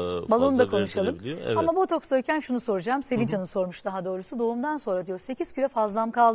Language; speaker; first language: Turkish; native; Turkish